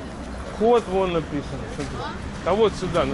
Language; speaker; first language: Russian; native; Russian